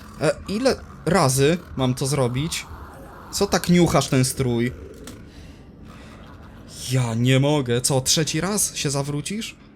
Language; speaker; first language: Polish; native; Polish